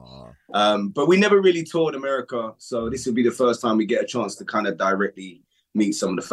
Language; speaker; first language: English; native; English